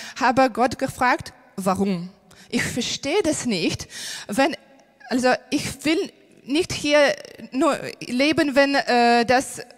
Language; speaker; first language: German; non-native, learner; Ukrainian